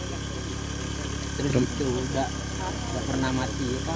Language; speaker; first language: Indonesian; non-native, local second language; Madurese